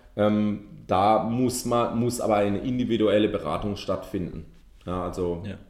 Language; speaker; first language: German; native; German